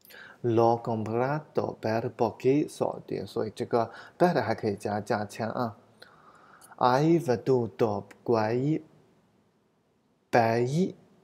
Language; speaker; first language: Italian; non-native, fluent; Chinese